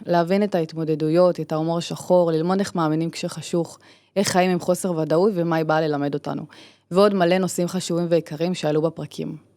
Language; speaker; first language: Hebrew; native; Hebrew